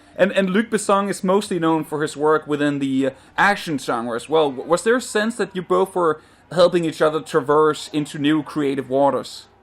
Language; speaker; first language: English; non-native, fluent; Danish